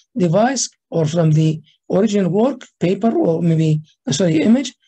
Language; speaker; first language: English; non-native, fluent; Arabic